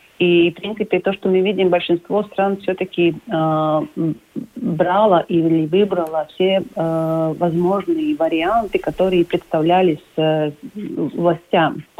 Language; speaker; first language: Russian; non-native, local second language; Latvian